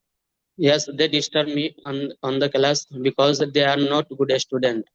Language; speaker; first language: English; non-native, learner; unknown